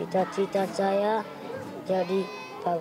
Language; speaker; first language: Indonesian; non-native, local second language; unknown